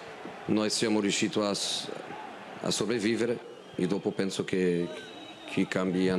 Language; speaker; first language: Italian; non-native, fluent; Portuguese